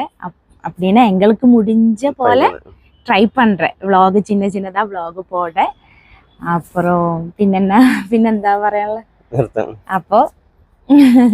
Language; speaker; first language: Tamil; non-native, learner; Malayalam